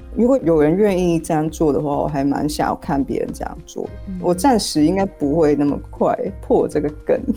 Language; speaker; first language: Chinese; non-native, local second language; Cantonese